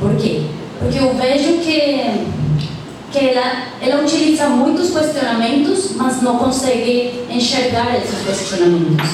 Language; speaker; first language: Portuguese; non-native, fluent; Spanish